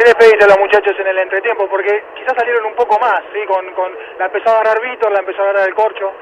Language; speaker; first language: Spanish; native; Spanish